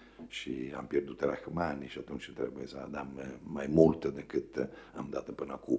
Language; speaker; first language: Romanian; non-native, fluent; Italian